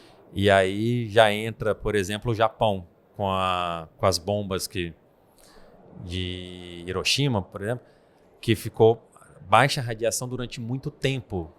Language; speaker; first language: Portuguese; native; Portuguese